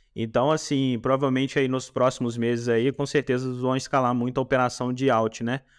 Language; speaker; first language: Portuguese; native; Portuguese